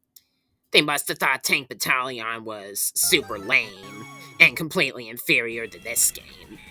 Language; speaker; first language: English; native; English